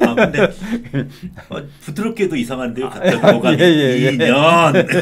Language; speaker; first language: Korean; native; Korean